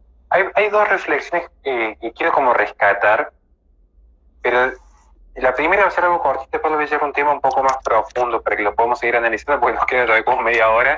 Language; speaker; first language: Spanish; native; Spanish